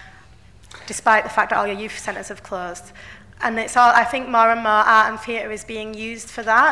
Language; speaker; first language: English; native; English